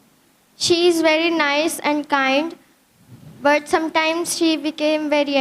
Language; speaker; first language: English; non-native, learner; Hindi